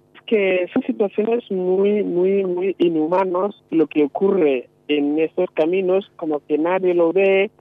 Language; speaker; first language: Spanish; non-native, fluent; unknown